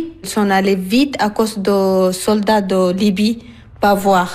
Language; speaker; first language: French; non-native, learner; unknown